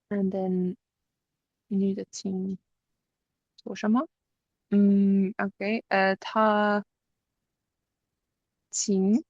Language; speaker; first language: Chinese; non-native, learner; English